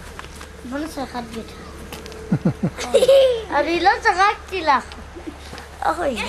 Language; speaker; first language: Hebrew; early bilingual, heritage; Hebrew